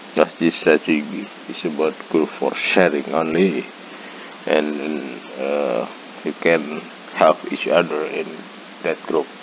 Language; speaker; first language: English; non-native, learner; Indonesian